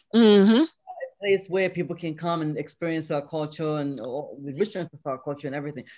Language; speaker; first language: English; non-native, local second language; Yoruba